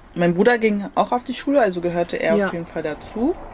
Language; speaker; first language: German; native; German